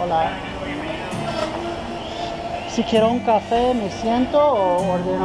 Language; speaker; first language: Spanish; non-native, learner; English